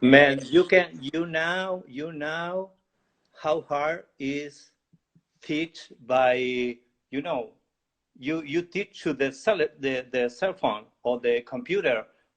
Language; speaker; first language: English; non-native, learner; Spanish